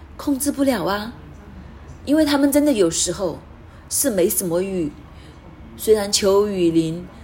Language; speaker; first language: Chinese; non-native, fluent; Cantonese